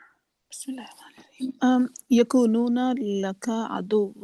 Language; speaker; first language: Arabic; non-native, learner; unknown